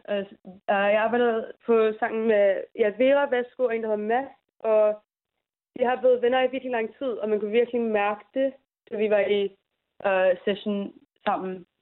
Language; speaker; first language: Danish; early bilingual, heritage; English